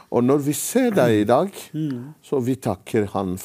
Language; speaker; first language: Norwegian; non-native, fluent; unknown